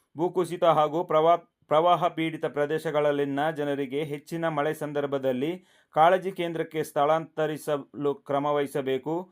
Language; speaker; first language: Kannada; non-native, local second language; Kodava